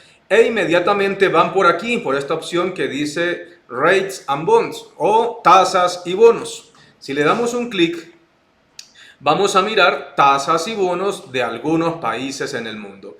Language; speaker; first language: Spanish; native; Spanish